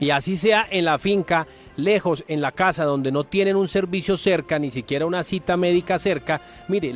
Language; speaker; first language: Spanish; native; Spanish